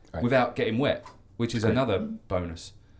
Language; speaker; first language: English; native; English